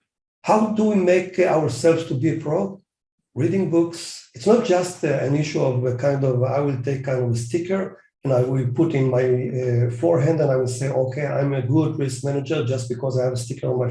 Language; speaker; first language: English; non-native, fluent; Hebrew